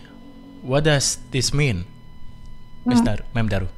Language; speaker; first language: English; non-native, fluent; Indonesian